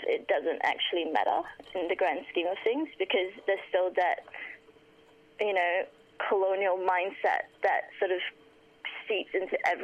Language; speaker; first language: English; native; English